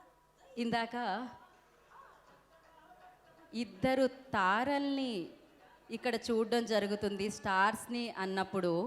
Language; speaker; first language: Telugu; native; Telugu